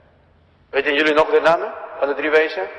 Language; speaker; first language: Dutch; non-native, fluent; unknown